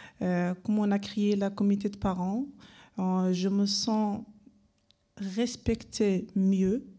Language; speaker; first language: French; non-native, learner; Arabic